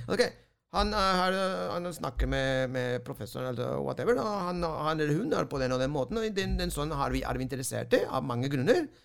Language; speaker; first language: Norwegian; non-native, fluent; Spanish